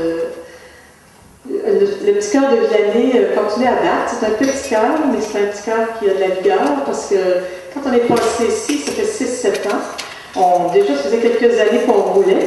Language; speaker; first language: French; native; French